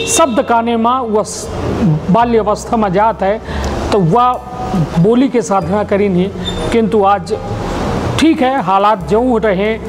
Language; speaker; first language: Hindi; native; Hindi